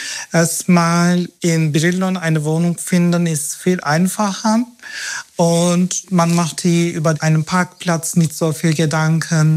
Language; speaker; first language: German; non-native, learner; Turkish